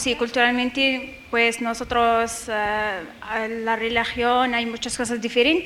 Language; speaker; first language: Spanish; non-native, learner; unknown